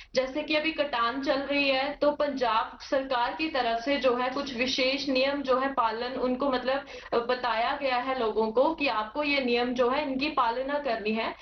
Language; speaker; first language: Hindi; native; Hindi